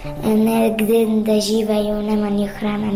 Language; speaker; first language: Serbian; non-native, learner; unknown